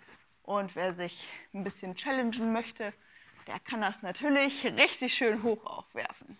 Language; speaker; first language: German; native; German